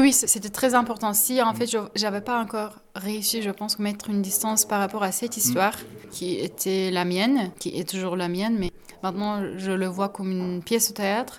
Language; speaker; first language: French; non-native, fluent; Turkish